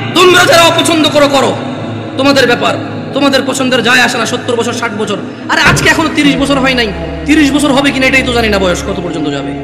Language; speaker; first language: Bangla; early bilingual, heritage; Bangla